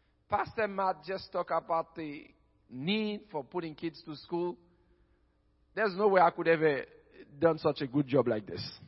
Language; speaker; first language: English; non-native, fluent; Haitian Creole